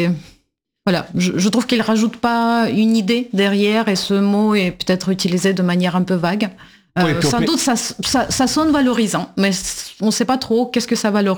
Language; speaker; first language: French; non-native, fluent; Russian